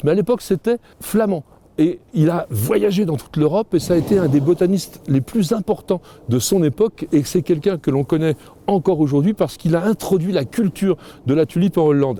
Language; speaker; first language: French; native; French